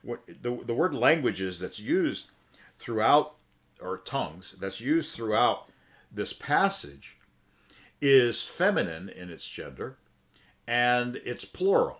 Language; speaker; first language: English; native; English